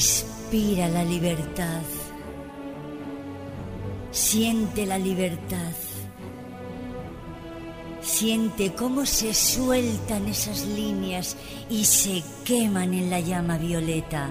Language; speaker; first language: Spanish; native; Spanish